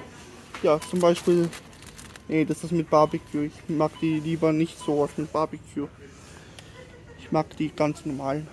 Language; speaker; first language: German; non-native, fluent; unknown